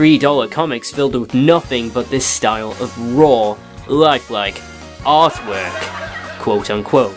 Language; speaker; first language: English; native; English